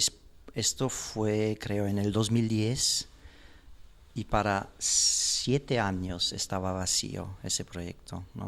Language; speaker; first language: Spanish; non-native, fluent; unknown